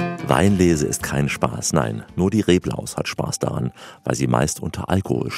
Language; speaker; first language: German; native; German